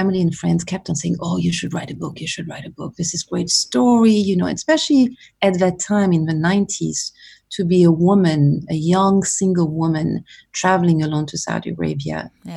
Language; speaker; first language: English; non-native, fluent; French